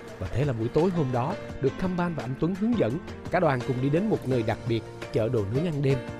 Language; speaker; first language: Vietnamese; native; Vietnamese